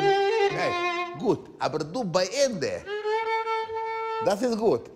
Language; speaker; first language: German; non-native, learner; Russian